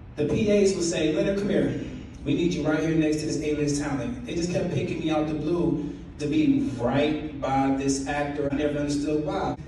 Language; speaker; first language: English; native; English